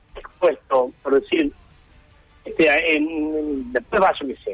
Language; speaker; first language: Spanish; native; Spanish